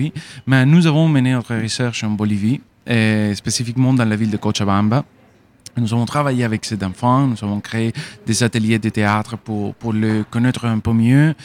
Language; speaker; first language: French; non-native, fluent; Spanish